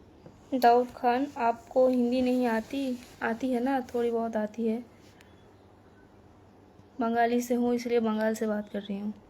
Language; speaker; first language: Hindi; non-native, local second language; Bangla